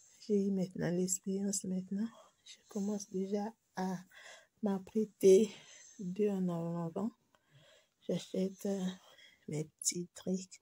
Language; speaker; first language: French; non-native, local second language; Lingala